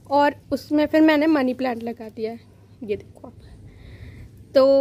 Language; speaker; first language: Hindi; native; Hindi